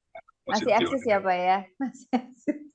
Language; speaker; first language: Indonesian; native; Indonesian